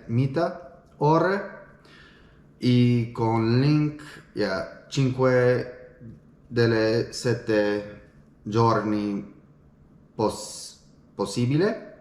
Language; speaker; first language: Italian; non-native, learner; English